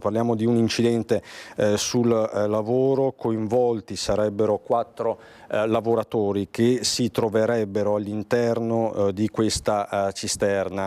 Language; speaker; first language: Italian; native; Italian